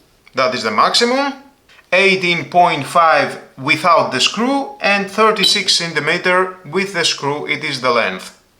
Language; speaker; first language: English; non-native, fluent; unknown